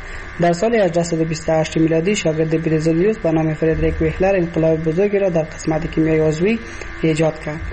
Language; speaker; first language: Persian; native; Persian